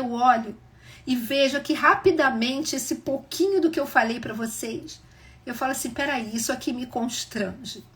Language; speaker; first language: Portuguese; native; Portuguese